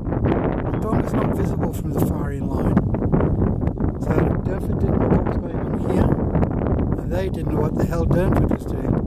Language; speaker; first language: English; native; English